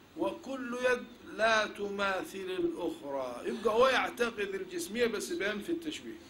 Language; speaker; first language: Arabic; native; Arabic